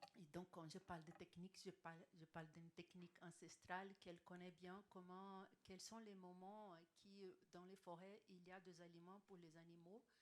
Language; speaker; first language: French; non-native, fluent; Portuguese